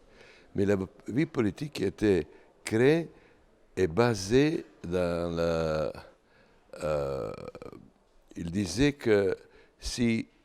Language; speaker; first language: French; non-native, learner; Serbian